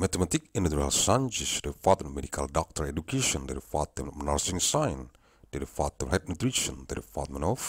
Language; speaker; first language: English; non-native, learner; Indonesian